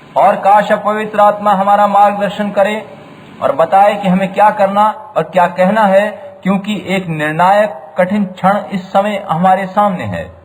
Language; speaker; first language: Hindi; native; Hindi